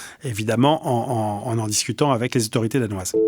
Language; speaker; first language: French; native; French